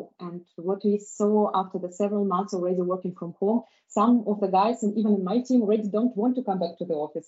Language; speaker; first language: English; non-native, fluent; Russian